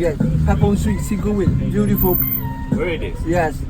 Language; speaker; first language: English; non-native, learner; Thai